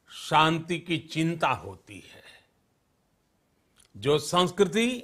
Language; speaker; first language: Hindi; non-native, local second language; Gujarati